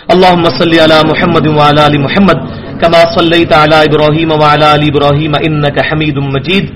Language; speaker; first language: Urdu; non-native, local second language; Punjabi